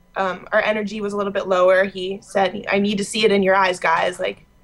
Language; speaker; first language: English; native; English